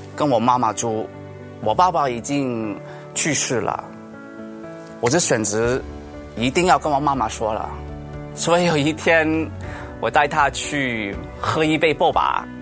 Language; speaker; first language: Chinese; early bilingual, heritage; Chinese